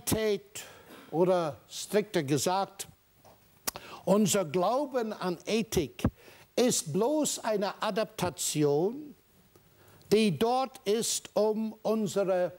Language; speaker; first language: German; non-native, fluent; English